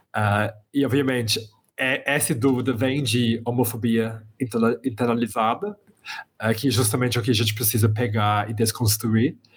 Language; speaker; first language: Portuguese; non-native, fluent; English